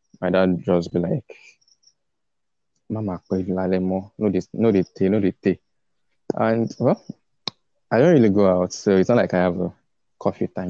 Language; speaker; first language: English; non-native, local second language; Yoruba